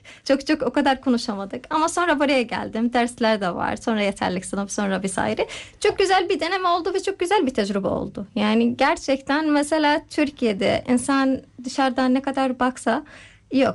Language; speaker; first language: Turkish; non-native, fluent; Arabic